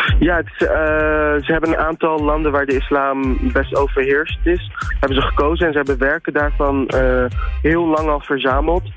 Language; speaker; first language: Dutch; early bilingual, other home language; Turkish